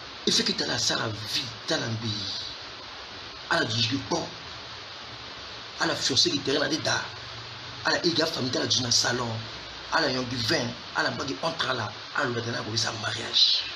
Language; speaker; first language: French; non-native, local second language; Sango